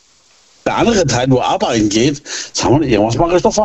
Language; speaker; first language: German; native; German